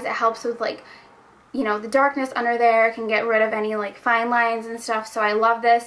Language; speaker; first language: English; native; English